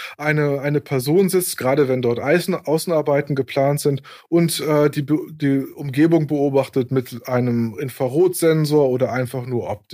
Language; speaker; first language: German; native; German